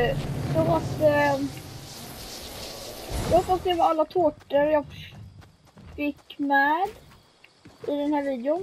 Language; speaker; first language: Swedish; native; Swedish